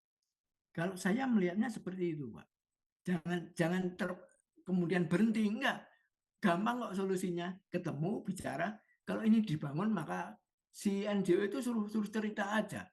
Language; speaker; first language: Indonesian; native; Indonesian